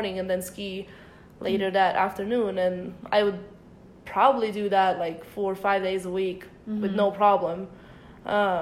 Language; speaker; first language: English; early bilingual, other home language; Bosnian